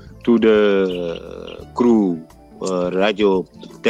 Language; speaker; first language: English; non-native, learner; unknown